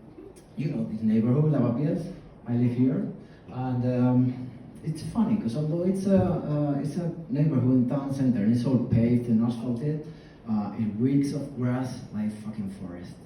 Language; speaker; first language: English; non-native, fluent; Spanish